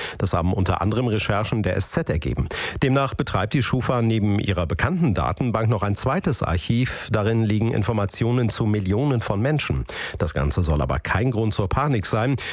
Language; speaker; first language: German; native; German